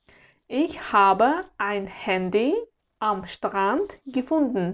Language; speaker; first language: German; non-native, fluent; Uzbek